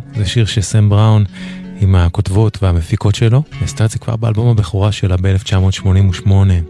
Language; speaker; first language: Hebrew; native; Hebrew